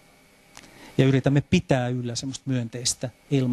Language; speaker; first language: Finnish; native; Finnish